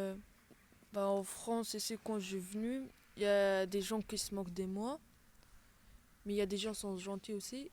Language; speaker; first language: French; non-native, local second language; Arabic